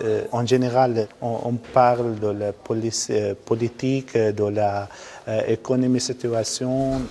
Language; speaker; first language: French; non-native, learner; Arabic